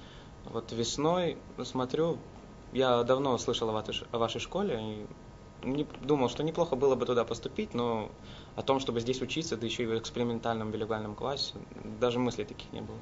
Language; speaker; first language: Russian; native; Russian